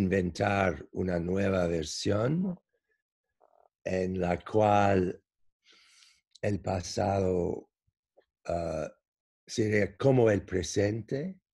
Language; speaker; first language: Spanish; non-native, fluent; English